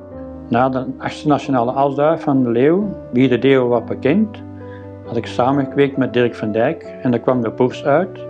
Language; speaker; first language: Dutch; native; Dutch